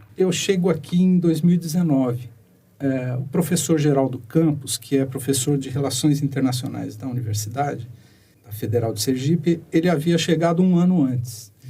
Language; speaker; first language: Portuguese; native; Portuguese